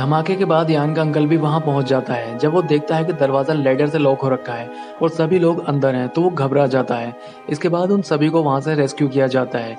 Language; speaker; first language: Hindi; native; Hindi